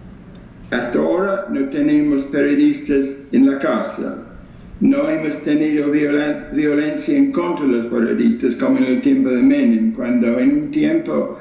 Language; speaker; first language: Spanish; non-native, fluent; English